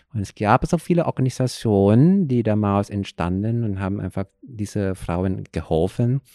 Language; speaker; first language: German; non-native, fluent; Thai